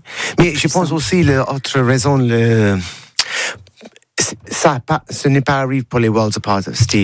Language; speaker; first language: French; non-native, learner; English